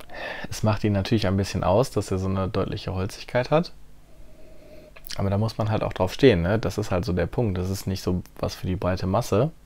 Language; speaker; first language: German; native; German